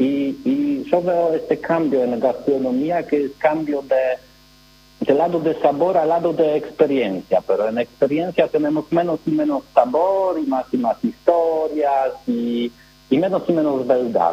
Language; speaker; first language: Spanish; non-native, learner; Polish